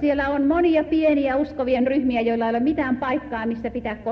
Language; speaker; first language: Finnish; native; Finnish